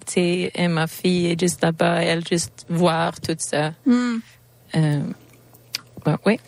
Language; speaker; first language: French; non-native, learner; Swedish